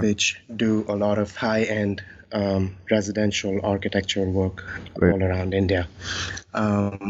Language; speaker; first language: English; non-native, local second language; Hindi